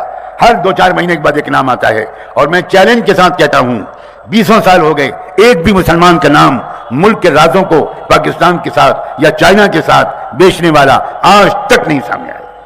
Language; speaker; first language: Urdu; native; Urdu